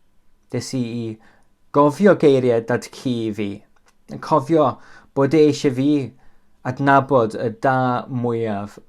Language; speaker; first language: Welsh; native; Welsh